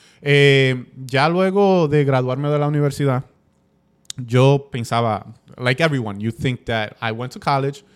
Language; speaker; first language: English; early bilingual, other home language; Spanish